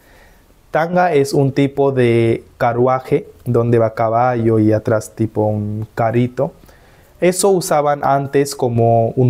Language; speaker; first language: Spanish; non-native, fluent; Hindi